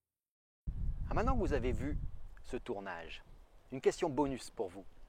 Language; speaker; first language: French; native; French